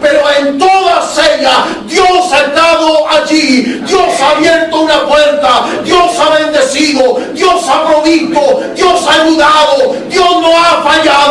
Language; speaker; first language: Spanish; native; Spanish